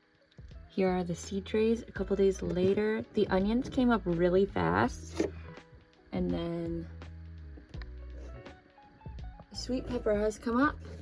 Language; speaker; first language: English; native; English